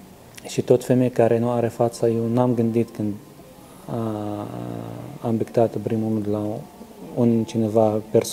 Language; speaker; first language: Romanian; non-native, learner; Arabic